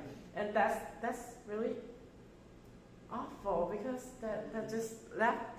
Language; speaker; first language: English; non-native, fluent; Chinese